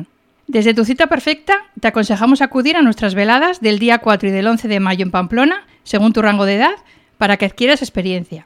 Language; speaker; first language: Spanish; native; Spanish